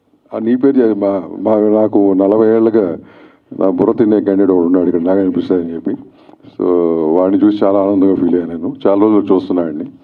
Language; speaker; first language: Telugu; native; Telugu